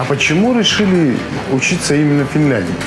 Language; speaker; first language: Russian; non-native, fluent; Finnish